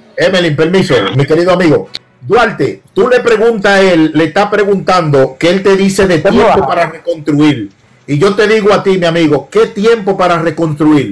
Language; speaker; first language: Spanish; native; Spanish